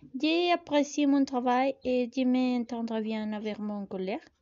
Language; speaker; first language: French; non-native, learner; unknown